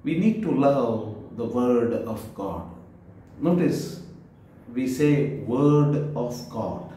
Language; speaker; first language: English; non-native, local second language; Kannada